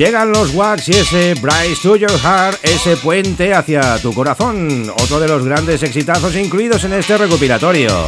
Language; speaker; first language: Spanish; native; Spanish